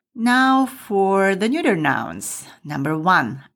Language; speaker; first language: English; non-native, fluent; Slovak